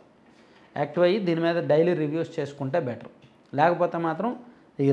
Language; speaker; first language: Telugu; native; Telugu